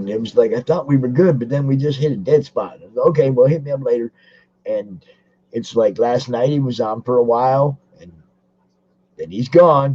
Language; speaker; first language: English; native; English